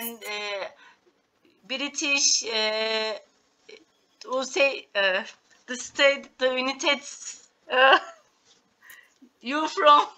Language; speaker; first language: English; non-native, learner; Turkish